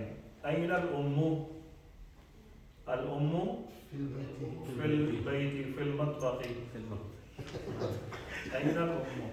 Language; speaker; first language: Arabic; non-native, fluent; Urdu